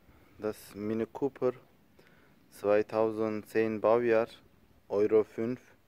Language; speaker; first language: German; non-native, learner; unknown